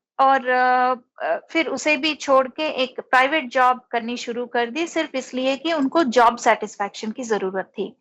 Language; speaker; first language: Hindi; non-native, local second language; Telugu